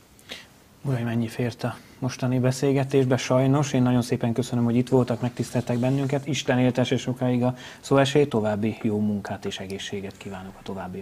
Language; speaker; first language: Hungarian; native; Hungarian